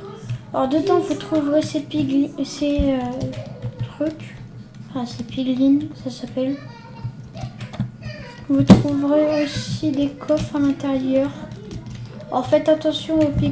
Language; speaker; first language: French; native; French